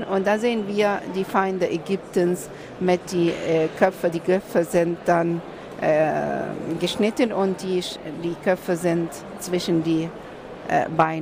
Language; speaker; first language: German; non-native, fluent; Arabic